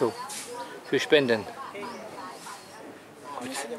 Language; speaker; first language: German; native; German